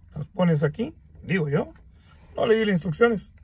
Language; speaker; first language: Spanish; native; Spanish